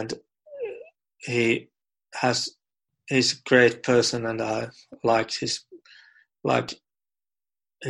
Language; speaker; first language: English; non-native, fluent; Finnish